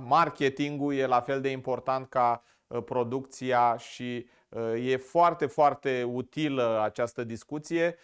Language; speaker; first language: Romanian; native; Romanian